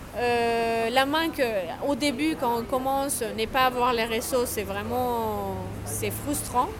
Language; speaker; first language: French; non-native, fluent; Spanish